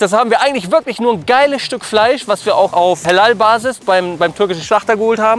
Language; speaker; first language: German; native; German